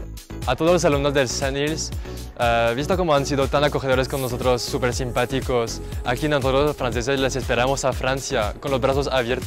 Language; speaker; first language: Spanish; non-native, learner; French